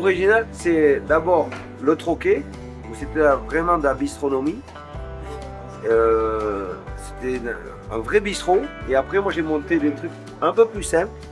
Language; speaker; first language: French; native; French